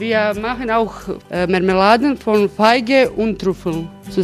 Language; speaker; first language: German; non-native, learner; Croatian